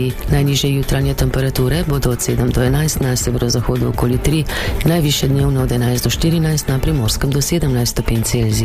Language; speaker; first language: Slovenian; native; Slovenian